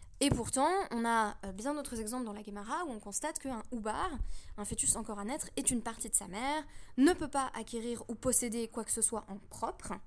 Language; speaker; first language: French; native; French